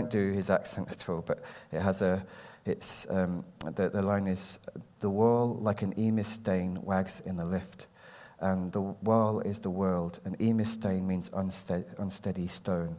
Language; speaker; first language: English; native; English